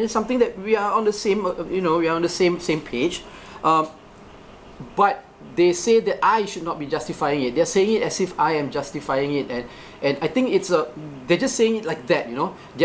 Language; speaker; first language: English; non-native, local second language; Malay